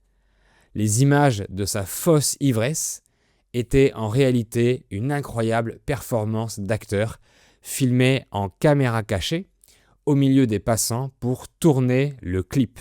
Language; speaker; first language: French; native; French